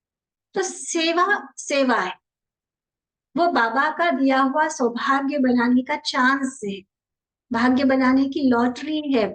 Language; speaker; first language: Hindi; native; Hindi